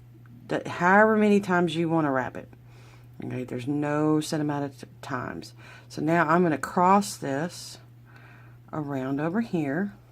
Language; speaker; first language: English; native; English